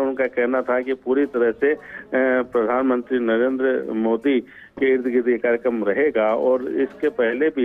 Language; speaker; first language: Hindi; native; Hindi